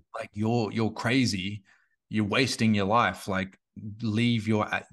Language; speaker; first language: English; native; English